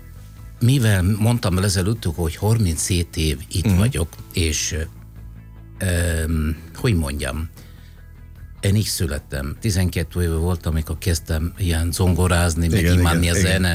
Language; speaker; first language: Hungarian; non-native, fluent; Italian